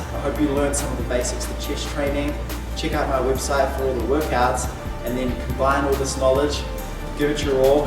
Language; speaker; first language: English; native; English